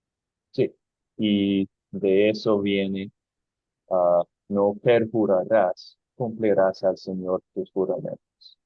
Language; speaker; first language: Spanish; non-native, fluent; English